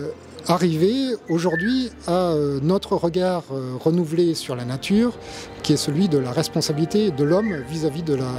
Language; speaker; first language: French; native; French